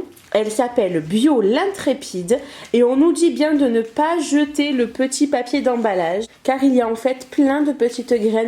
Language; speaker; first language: French; native; French